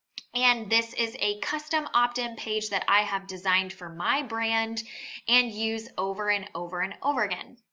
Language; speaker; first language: English; native; English